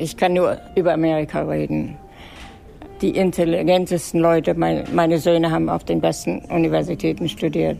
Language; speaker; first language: German; native; German